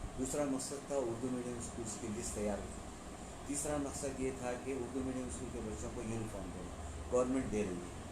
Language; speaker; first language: Urdu; native; Urdu